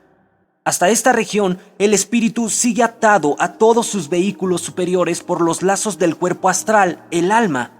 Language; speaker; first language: Spanish; native; Spanish